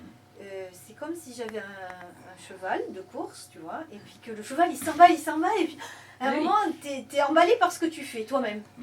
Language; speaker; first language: French; native; French